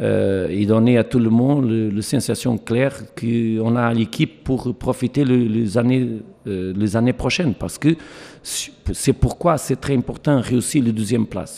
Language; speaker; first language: French; non-native, learner; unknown